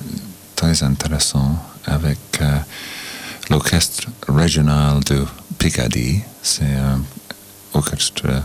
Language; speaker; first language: French; non-native, learner; English